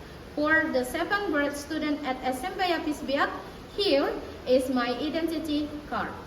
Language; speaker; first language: English; non-native, learner; Indonesian